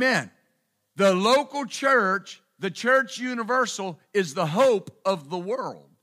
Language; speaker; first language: English; native; English